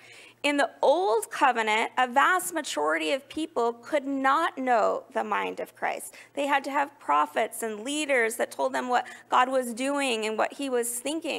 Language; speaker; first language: English; native; English